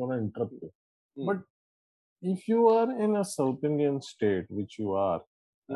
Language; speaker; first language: English; non-native, local second language; Gujarati